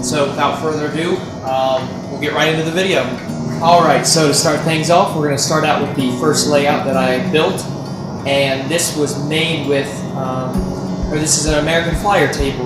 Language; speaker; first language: English; native; English